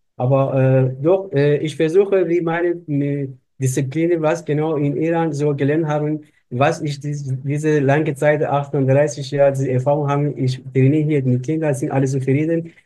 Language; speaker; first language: German; non-native, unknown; Persian